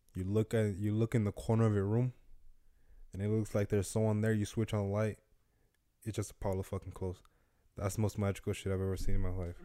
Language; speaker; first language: English; non-native, local second language; Yoruba